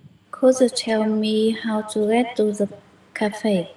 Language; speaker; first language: English; non-native, learner; Vietnamese